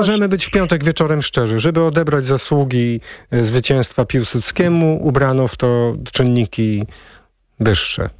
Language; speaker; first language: Polish; native; Polish